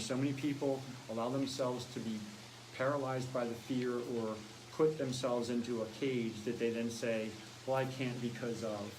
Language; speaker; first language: English; native; English